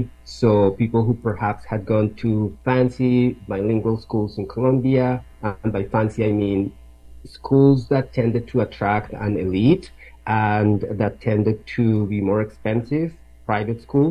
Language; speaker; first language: English; non-native, fluent; Spanish